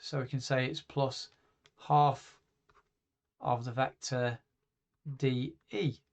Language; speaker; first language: English; native; English